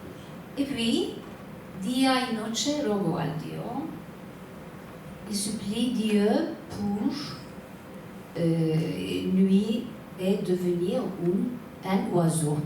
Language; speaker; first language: French; non-native, learner; Turkish